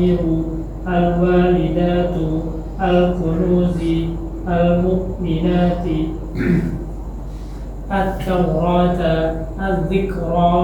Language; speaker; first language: Arabic; non-native, learner; Indonesian